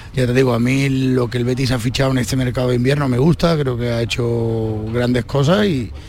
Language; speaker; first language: Spanish; native; Spanish